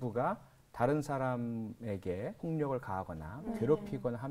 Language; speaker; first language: Korean; native; Korean